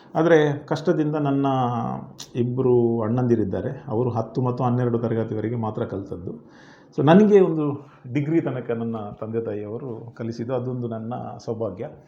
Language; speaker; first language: Kannada; non-native, local second language; Konkani